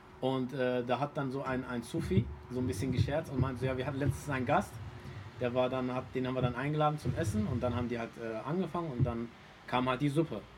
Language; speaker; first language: German; early bilingual, other home language; Turkish